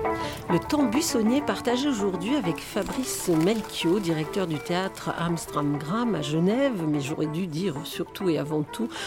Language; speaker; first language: French; native; French